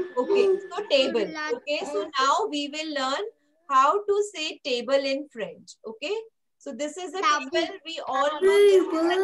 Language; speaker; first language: English; non-native, local second language; Hindi